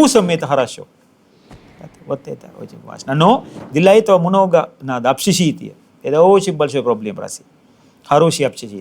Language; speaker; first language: Russian; non-native, fluent; Sinhala